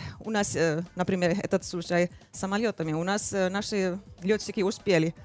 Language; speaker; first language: Russian; non-native, fluent; Finnish